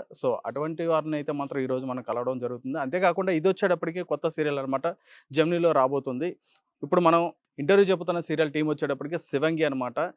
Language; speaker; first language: Telugu; native; Telugu